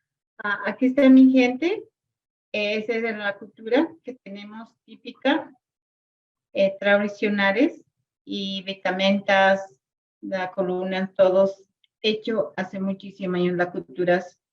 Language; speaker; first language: Spanish; non-native, local second language; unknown